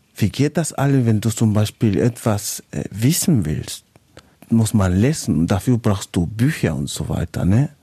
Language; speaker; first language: German; non-native, fluent; Spanish